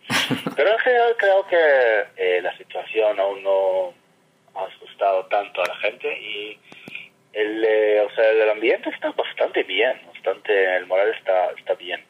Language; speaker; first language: Spanish; non-native, fluent; Hebrew